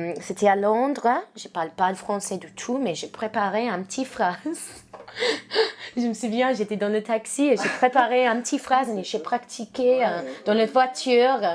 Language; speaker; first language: French; non-native, learner; English